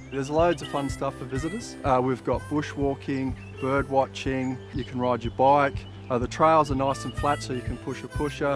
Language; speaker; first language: English; native; English